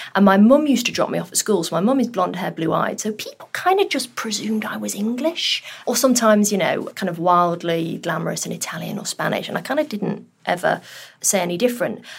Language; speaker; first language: English; early bilingual, other home language; Urdu